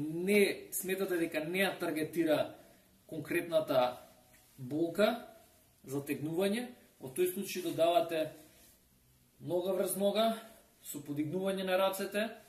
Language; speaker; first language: Macedonian; native; Macedonian